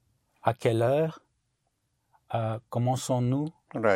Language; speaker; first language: French; non-native, learner; English